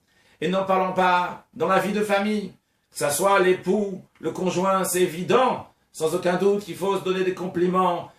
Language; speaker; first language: French; native; French